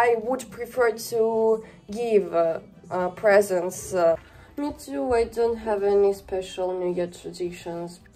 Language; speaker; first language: English; non-native, learner; Russian